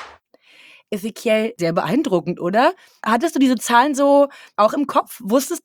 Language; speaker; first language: German; native; German